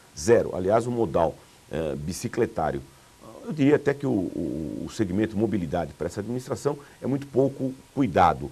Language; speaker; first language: Portuguese; native; Portuguese